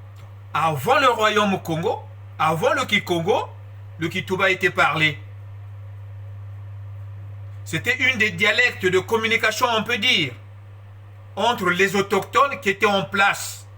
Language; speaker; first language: French; non-native, local second language; Kongo